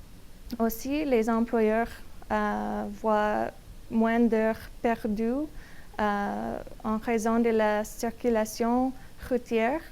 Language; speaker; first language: French; non-native, learner; English